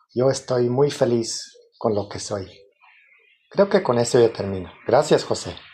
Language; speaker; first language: Spanish; non-native, fluent; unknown